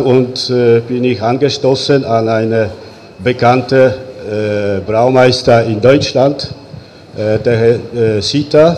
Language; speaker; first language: German; non-native, fluent; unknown